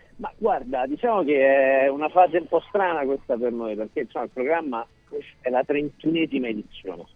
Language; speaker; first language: Italian; native; Italian